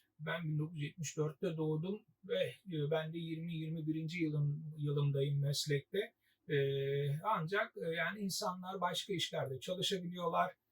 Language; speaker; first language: Turkish; native; Turkish